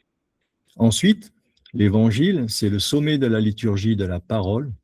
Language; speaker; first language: French; native; French